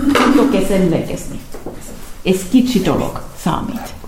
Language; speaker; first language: Hungarian; non-native, learner; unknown